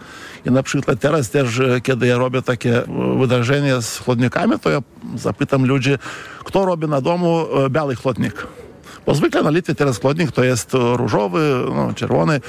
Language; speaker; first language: Polish; non-native, fluent; Lithuanian